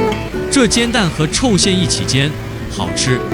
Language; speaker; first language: Chinese; native; Chinese